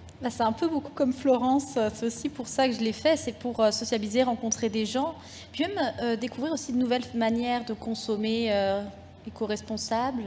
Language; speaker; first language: French; native; French